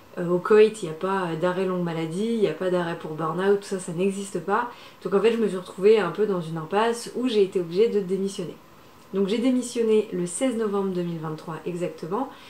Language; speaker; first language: French; native; French